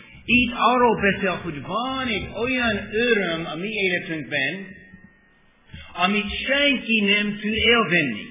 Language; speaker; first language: Hungarian; non-native, fluent; English